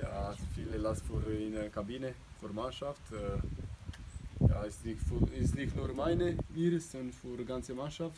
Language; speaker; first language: German; non-native, learner; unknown